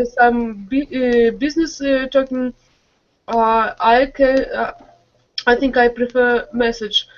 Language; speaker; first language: English; non-native, learner; Russian